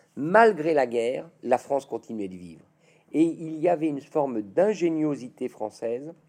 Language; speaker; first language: French; native; French